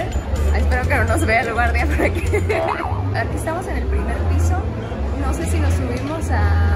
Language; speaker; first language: Spanish; native; Spanish